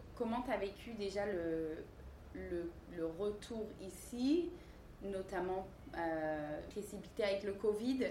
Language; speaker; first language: French; native; French